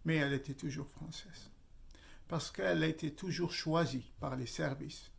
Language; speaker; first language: French; non-native, local second language; Arabic